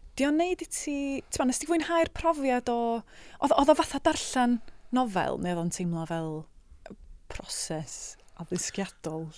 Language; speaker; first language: Welsh; native; Welsh